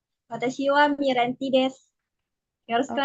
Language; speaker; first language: Japanese; non-native, learner; Indonesian